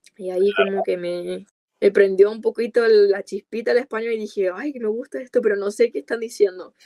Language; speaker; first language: Spanish; non-native, fluent; English